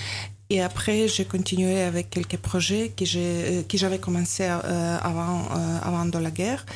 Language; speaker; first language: French; non-native, learner; Ukrainian